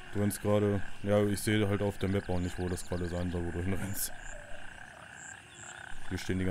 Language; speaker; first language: German; native; German